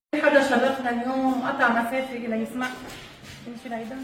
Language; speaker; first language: Arabic; native; Arabic